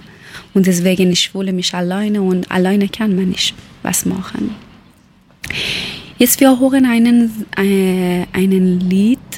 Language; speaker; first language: German; non-native, learner; Persian